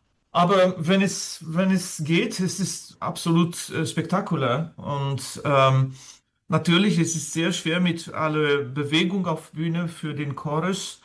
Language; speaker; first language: German; non-native, fluent; French